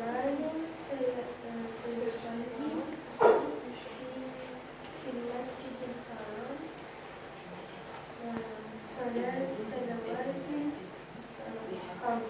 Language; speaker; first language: Arabic; non-native, learner; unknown